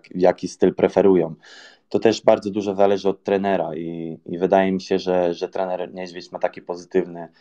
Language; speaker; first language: Polish; native; Polish